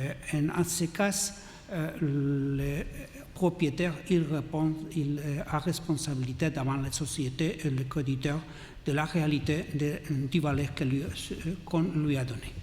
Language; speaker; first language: French; non-native, learner; Catalan